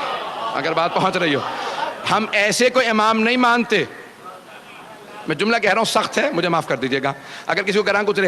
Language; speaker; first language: Urdu; native; Urdu